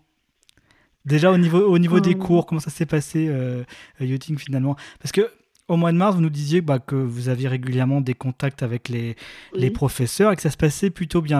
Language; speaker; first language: French; native; French